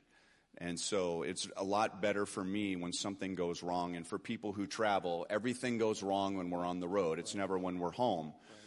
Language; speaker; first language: English; native; English